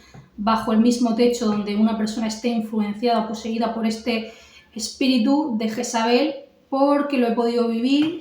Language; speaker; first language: Spanish; native; Spanish